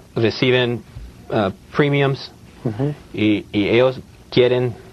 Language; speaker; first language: Spanish; early bilingual, heritage; Spanish